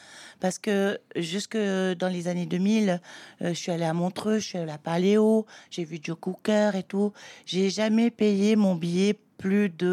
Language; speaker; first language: French; native; French